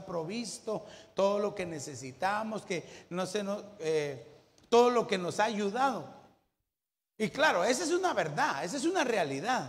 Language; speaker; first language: Spanish; native; Spanish